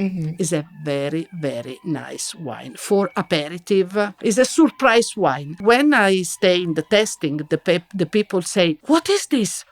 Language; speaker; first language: English; non-native, learner; Italian